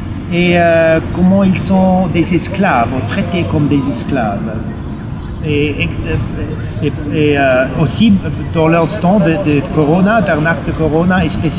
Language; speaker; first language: French; non-native, learner; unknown